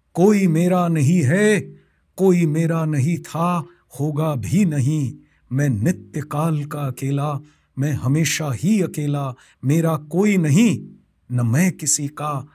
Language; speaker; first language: Hindi; non-native, local second language; Bangla